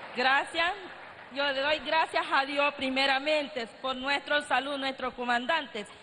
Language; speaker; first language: Spanish; non-native, local second language; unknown